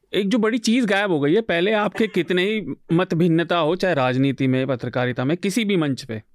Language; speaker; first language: Hindi; native; Hindi